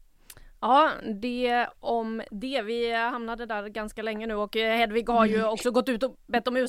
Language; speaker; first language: Swedish; native; Swedish